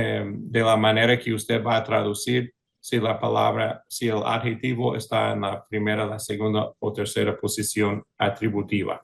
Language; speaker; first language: Spanish; early bilingual, heritage; English